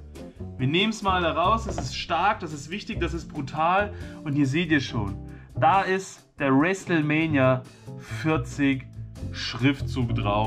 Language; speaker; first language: German; native; German